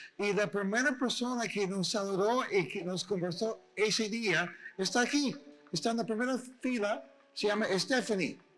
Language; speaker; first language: Spanish; native; Spanish